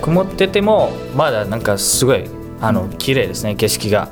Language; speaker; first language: Japanese; non-native, fluent; Indonesian